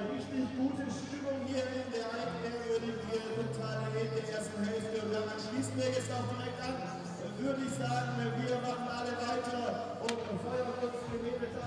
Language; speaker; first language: German; native; German